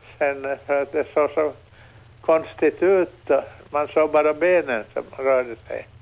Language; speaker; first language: Swedish; native; Swedish